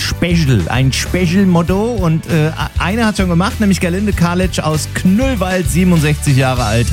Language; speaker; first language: German; native; German